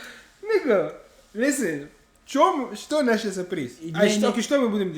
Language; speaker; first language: Russian; non-native, learner; English